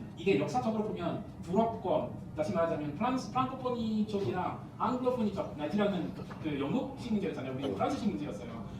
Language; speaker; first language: Korean; non-native, fluent; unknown